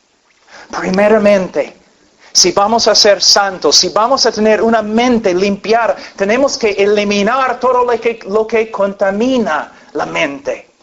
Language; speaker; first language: Spanish; non-native, fluent; English